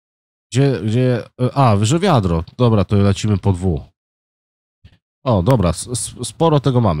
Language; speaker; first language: Polish; native; Polish